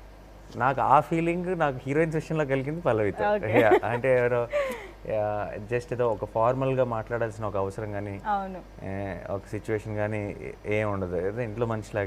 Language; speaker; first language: Telugu; native; Telugu